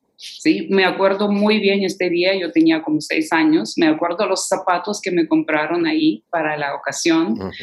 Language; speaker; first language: Spanish; non-native, fluent; Russian